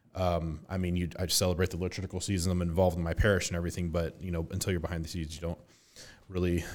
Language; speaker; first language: English; native; English